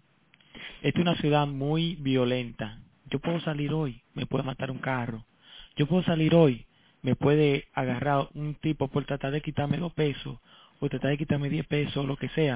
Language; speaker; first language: Spanish; native; Spanish